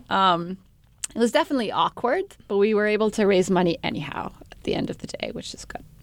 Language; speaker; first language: English; non-native, fluent; Arabic